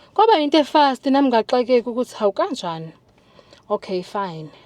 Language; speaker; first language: Zulu; native; Zulu